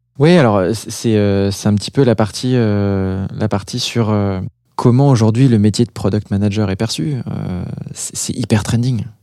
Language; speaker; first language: French; native; French